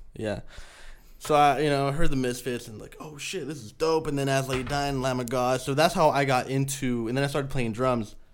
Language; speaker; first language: English; early bilingual, other home language; Spanish